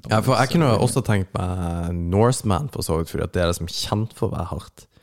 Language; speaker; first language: Norwegian; native; Norwegian